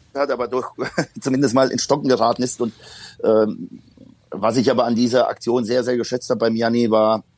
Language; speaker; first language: German; early bilingual, other home language; Polish